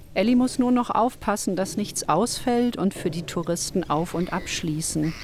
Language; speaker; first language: German; native; German